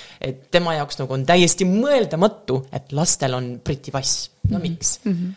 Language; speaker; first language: Estonian; native; Estonian